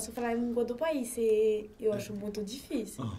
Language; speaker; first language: Portuguese; non-native, learner; French